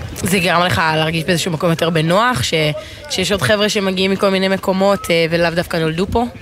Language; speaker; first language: Hebrew; native; Hebrew